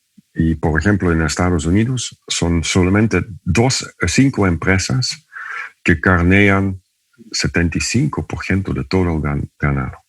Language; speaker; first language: Spanish; non-native, fluent; Dutch